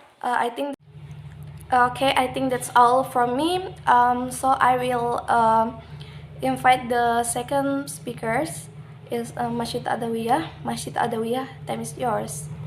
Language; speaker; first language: English; non-native, learner; Indonesian